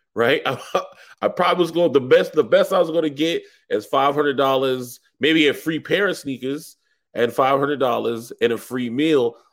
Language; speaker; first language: English; native; English